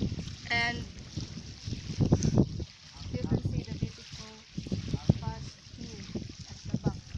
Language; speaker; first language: English; non-native, learner; Cebuano